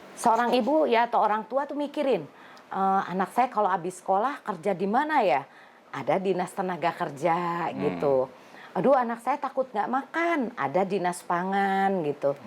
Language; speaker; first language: Indonesian; native; Indonesian